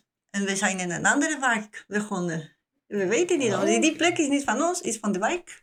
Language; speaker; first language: Dutch; non-native, learner; Spanish